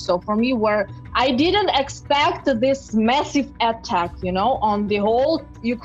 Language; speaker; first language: English; non-native, learner; Russian